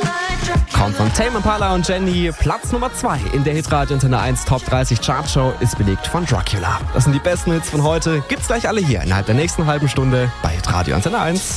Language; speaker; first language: German; native; German